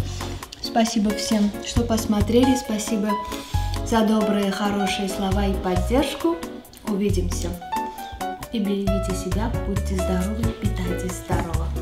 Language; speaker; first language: Russian; non-native, fluent; Armenian